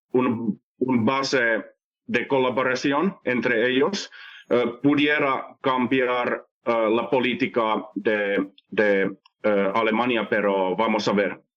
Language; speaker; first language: Spanish; non-native, fluent; Finnish